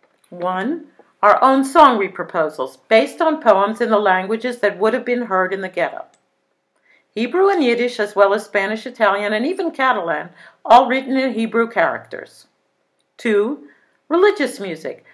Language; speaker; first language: English; native; English